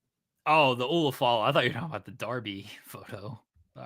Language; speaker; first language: English; native; English